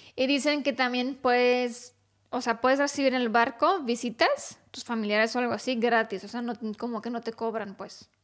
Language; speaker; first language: Spanish; non-native, fluent; Romanian